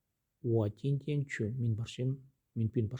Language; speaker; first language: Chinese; non-native, learner; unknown